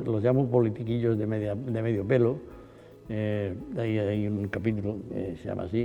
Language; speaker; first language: Spanish; native; Spanish